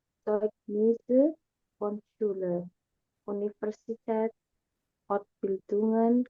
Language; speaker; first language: German; non-native, learner; Indonesian